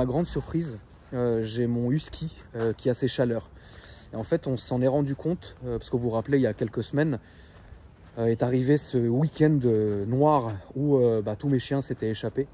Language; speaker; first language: French; native; French